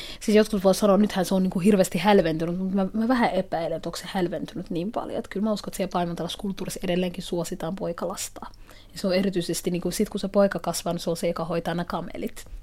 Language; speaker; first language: Finnish; non-native, fluent; Somali